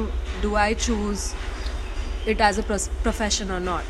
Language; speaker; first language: English; non-native, local second language; Gujarati